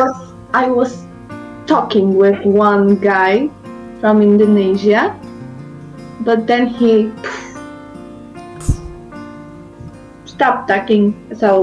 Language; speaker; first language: English; non-native, learner; Polish